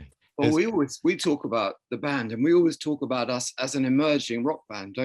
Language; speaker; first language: English; native; English